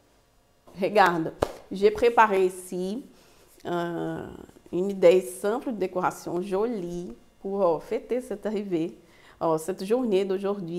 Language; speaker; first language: French; non-native, fluent; Portuguese